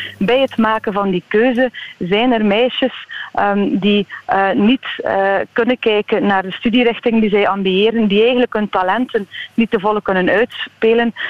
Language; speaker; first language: Dutch; native; Dutch